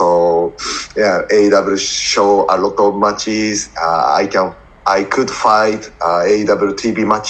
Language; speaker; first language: English; non-native, learner; Japanese